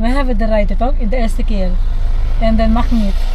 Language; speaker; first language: Dutch; non-native, learner; Iloko